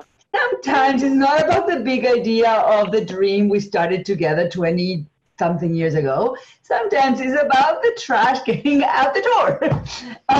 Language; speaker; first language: English; non-native, fluent; Spanish